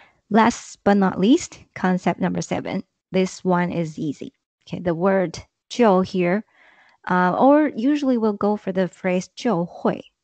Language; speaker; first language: English; non-native, fluent; Chinese